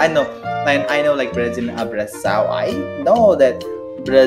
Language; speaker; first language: English; non-native, learner; Indonesian